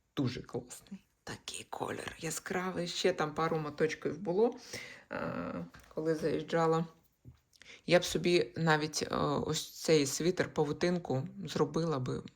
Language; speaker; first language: Ukrainian; native; Ukrainian